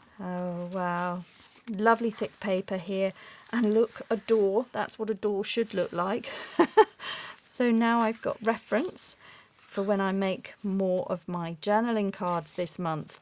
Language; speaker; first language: English; native; English